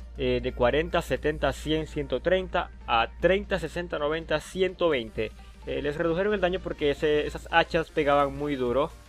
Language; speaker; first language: Spanish; native; Spanish